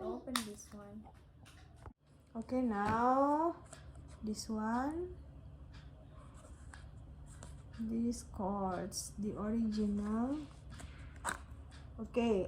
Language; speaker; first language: English; non-native, learner; Indonesian